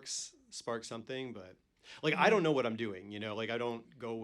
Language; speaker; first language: English; native; English